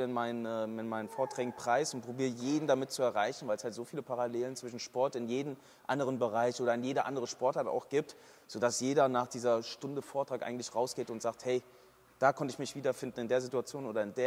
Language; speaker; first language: German; native; German